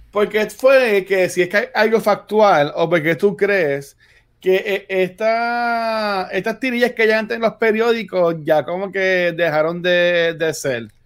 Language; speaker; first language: Spanish; native; Spanish